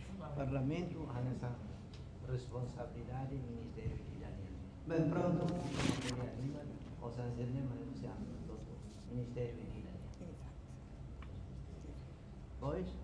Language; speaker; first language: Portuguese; non-native, local second language; Tetum